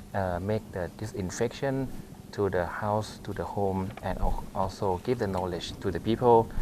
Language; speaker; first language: English; non-native, fluent; Thai